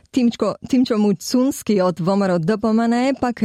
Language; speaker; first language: Macedonian; native; Macedonian